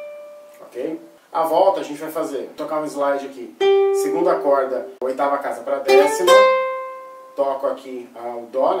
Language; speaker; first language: Portuguese; native; Portuguese